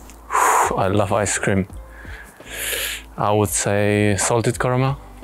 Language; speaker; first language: English; non-native, fluent; Hungarian